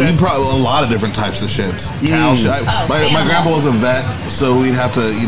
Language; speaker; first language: English; native; English